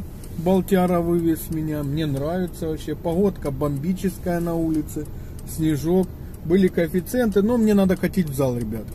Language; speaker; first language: Russian; native; Russian